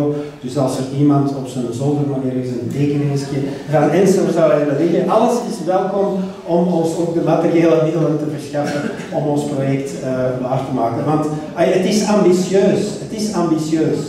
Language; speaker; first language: Dutch; native; Dutch